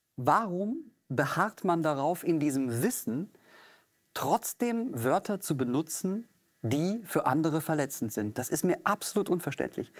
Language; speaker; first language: German; native; German